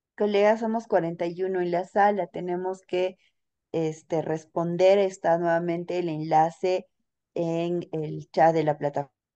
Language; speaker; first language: Spanish; native; Spanish